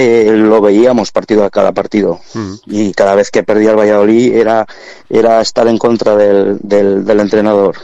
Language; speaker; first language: Spanish; native; Spanish